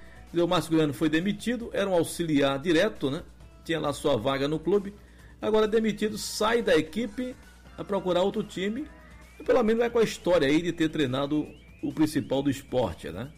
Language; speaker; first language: Portuguese; native; Portuguese